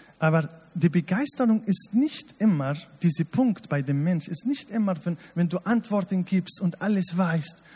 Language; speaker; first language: German; non-native, fluent; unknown